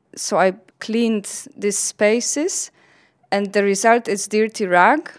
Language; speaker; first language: English; non-native, fluent; Polish